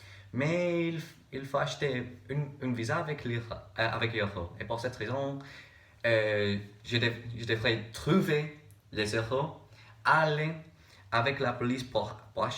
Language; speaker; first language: French; non-native, learner; English